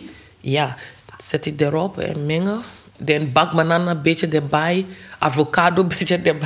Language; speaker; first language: Dutch; non-native, learner; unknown